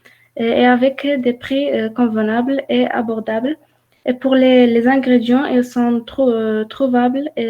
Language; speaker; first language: French; non-native, learner; Arabic